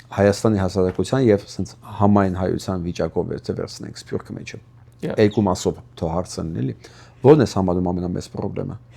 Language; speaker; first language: Armenian; native; Armenian